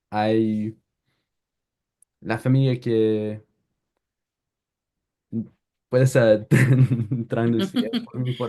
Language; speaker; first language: Spanish; non-native, learner; English